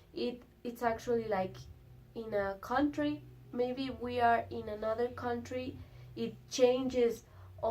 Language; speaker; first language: English; non-native, learner; Spanish